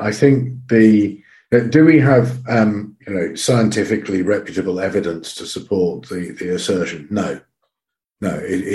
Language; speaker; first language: English; native; English